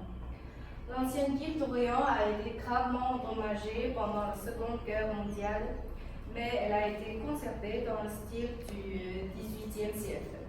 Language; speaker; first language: French; non-native, fluent; Chinese